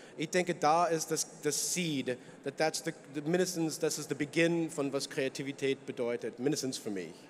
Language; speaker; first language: German; non-native, learner; English